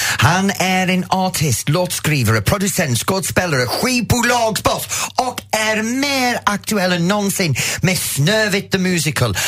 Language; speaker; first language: Swedish; non-native, fluent; English